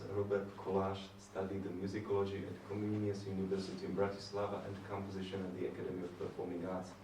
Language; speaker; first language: English; non-native, fluent; Slovak